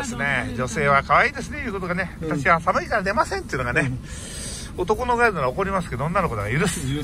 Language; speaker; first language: Japanese; native; Japanese